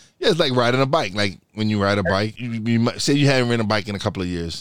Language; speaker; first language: English; early bilingual, other home language; Spanish